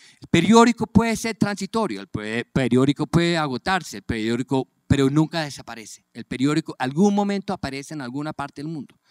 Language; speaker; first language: Spanish; native; Spanish